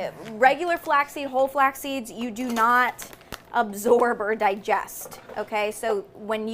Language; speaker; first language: English; native; English